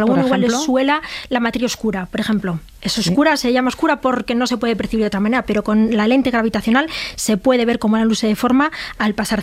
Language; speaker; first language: Spanish; native; Spanish